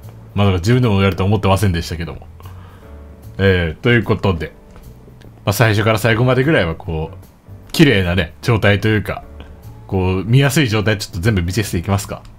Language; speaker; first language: Japanese; native; Japanese